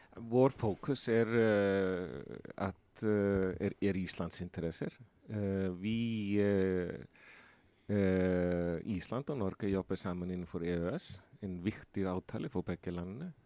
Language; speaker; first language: Norwegian; non-native, fluent; Icelandic